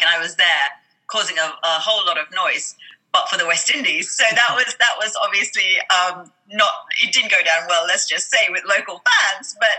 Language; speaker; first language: English; native; English